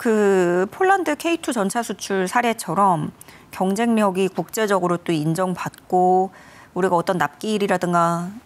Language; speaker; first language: Korean; native; Korean